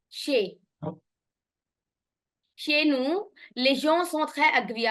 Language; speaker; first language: French; non-native, fluent; Punjabi